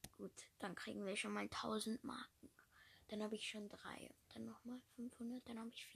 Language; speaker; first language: German; native; German